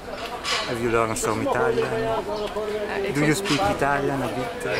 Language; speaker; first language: English; non-native, fluent; Italian